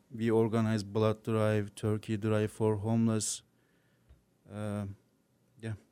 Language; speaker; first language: English; non-native, learner; Turkish